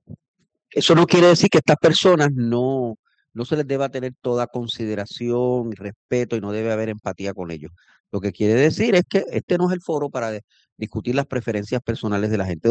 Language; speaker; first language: Spanish; native; Spanish